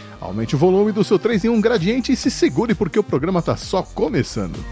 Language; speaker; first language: Portuguese; native; Portuguese